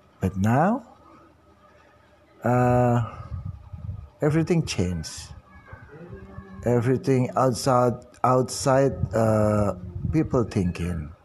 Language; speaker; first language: English; non-native, learner; Indonesian